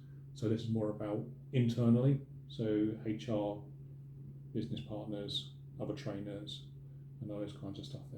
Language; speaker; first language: English; native; English